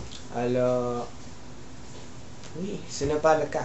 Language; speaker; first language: French; non-native, learner; Filipino